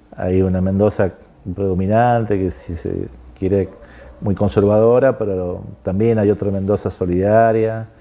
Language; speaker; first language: Spanish; native; Spanish